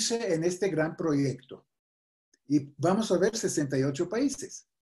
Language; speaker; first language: Spanish; non-native, fluent; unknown